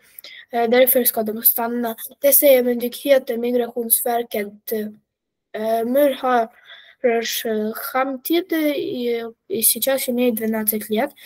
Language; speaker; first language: Swedish; non-native, learner; Russian